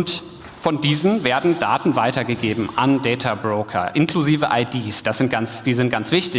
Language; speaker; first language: German; native; German